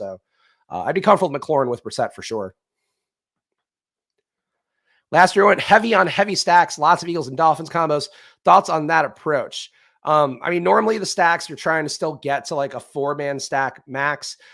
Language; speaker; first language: English; native; English